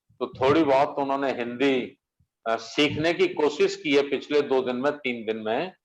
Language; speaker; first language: Hindi; native; Hindi